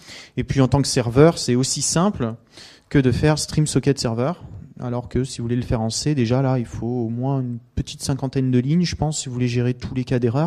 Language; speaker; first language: French; native; French